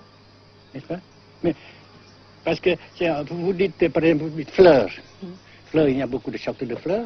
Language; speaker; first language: French; non-native, fluent; Vietnamese